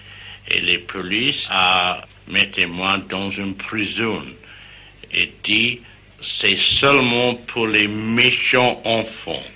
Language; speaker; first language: French; non-native, learner; English